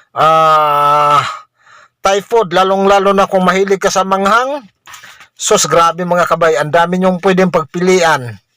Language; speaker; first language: Filipino; non-native, local second language; Cebuano